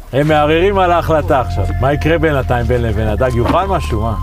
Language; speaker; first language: Hebrew; native; Hebrew